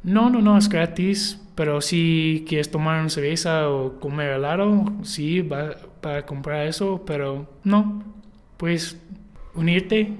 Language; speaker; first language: Spanish; non-native, learner; English